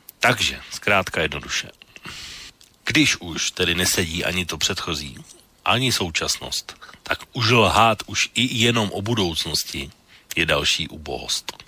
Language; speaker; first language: Czech; native; Czech